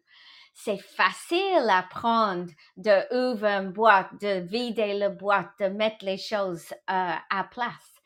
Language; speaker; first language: French; non-native, fluent; English